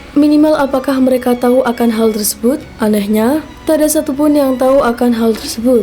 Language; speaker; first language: Indonesian; native; Indonesian